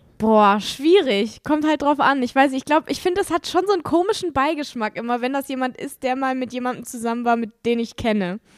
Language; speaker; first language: German; native; German